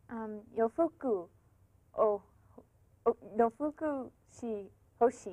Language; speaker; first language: Japanese; non-native, learner; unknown